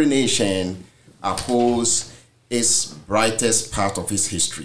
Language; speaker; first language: English; non-native, local second language; Akan